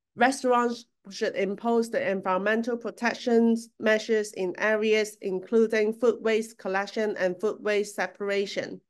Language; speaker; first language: English; non-native, local second language; Cantonese